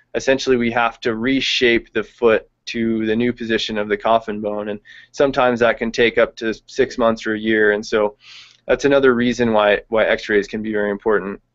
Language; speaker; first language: English; native; English